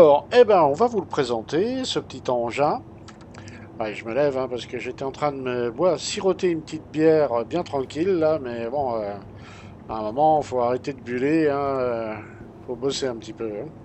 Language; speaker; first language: French; native; French